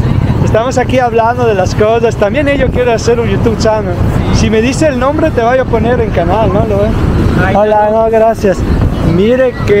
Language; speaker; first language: Spanish; non-native, fluent; Italian